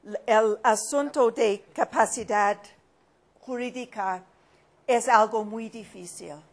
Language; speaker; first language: Spanish; non-native, fluent; English